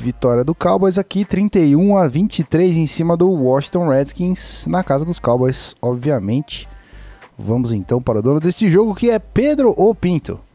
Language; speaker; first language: Portuguese; native; Portuguese